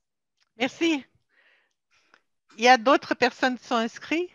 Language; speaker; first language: French; non-native, fluent; Portuguese